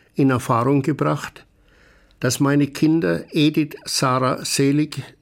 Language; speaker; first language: German; native; German